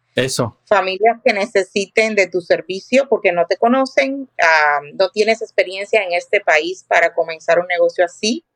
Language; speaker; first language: Spanish; native; Spanish